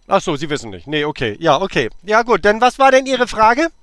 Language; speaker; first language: German; native; German